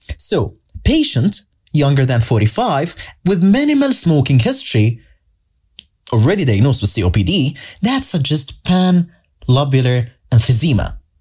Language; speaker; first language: English; non-native, fluent; Arabic